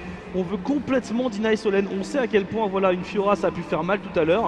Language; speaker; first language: French; native; French